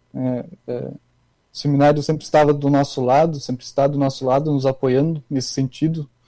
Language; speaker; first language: Portuguese; native; Portuguese